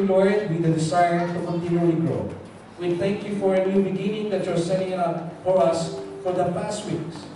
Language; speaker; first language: English; non-native, local second language; Filipino